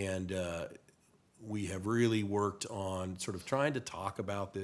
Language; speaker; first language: English; native; English